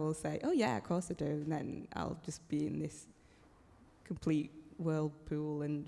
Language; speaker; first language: English; native; English